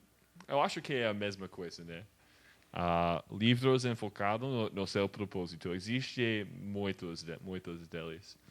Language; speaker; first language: Portuguese; non-native, learner; English